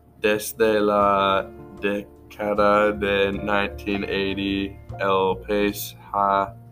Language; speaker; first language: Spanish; non-native, learner; English